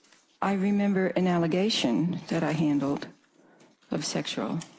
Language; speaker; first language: English; native; English